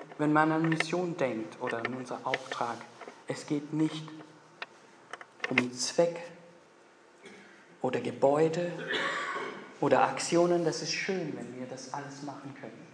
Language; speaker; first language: German; non-native, fluent; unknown